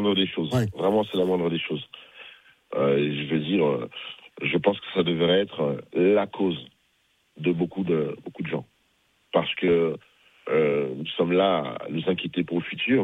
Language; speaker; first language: French; native; French